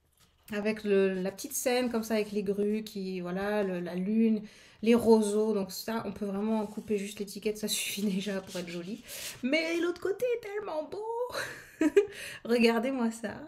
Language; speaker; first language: French; native; French